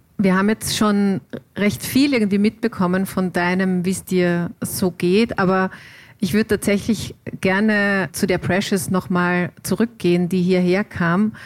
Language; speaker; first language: German; native; German